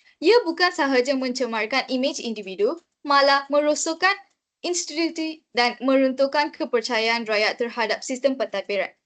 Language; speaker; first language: Malay; non-native, local second language; Tamil